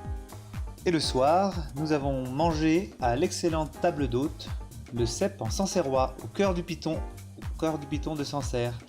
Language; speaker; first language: French; native; French